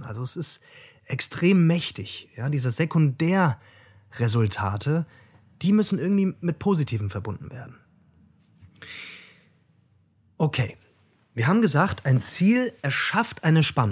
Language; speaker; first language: German; native; German